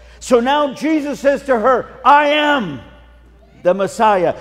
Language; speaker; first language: English; early bilingual, other home language; Spanish